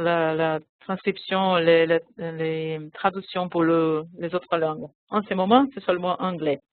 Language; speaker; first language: French; non-native, fluent; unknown